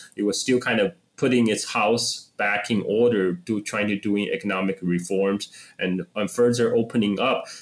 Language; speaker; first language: English; non-native, fluent; Chinese